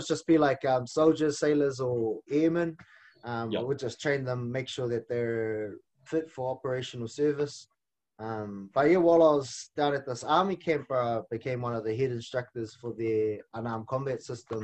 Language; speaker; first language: English; non-native, local second language; Māori